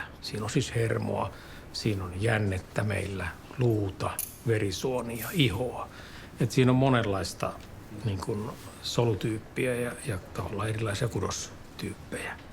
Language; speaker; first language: Finnish; native; Finnish